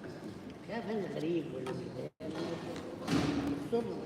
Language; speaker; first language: Arabic; native; Arabic